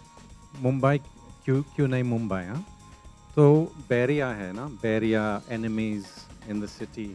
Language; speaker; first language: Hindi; non-native, fluent; English